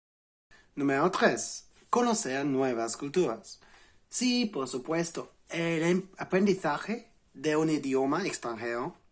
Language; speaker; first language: Spanish; non-native, fluent; English